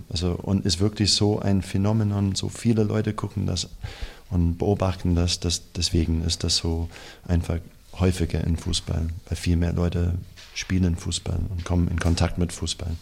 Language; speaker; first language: German; non-native, fluent; English